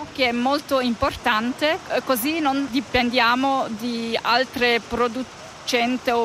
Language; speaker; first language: Italian; non-native, fluent; German